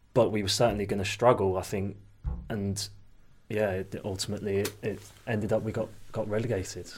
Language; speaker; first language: English; native; English